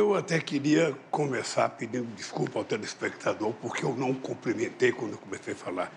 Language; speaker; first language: Portuguese; native; Portuguese